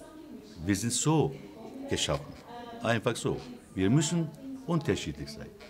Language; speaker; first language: German; non-native, fluent; Turkish